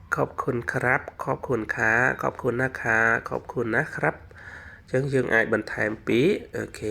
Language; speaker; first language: Thai; non-native, fluent; Khmer